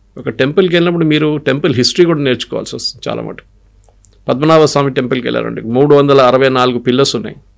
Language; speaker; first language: Telugu; non-native, local second language; Malayalam